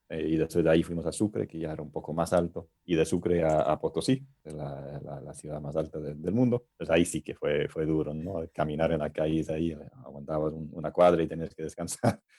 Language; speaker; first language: Spanish; non-native, fluent; English